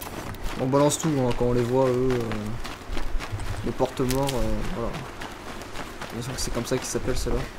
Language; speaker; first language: French; native; French